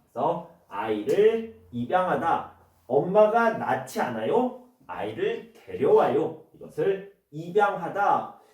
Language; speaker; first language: Korean; native; Korean